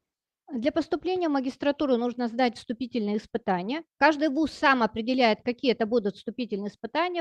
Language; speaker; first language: Russian; native; Russian